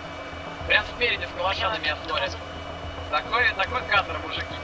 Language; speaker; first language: Russian; native; Russian